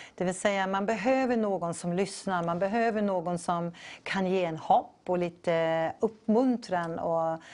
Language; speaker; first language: Swedish; non-native, fluent; English